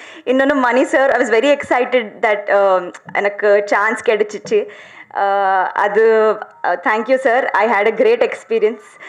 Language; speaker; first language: Tamil; non-native, learner; Telugu